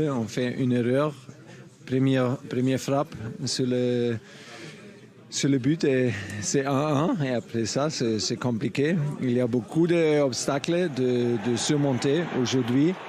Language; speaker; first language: French; non-native, fluent; German